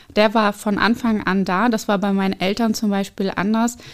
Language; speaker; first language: German; early bilingual, other home language; Arabic